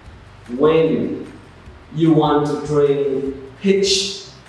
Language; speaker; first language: English; non-native, learner; Vietnamese